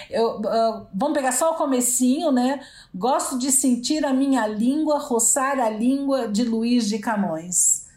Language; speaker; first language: Portuguese; native; Portuguese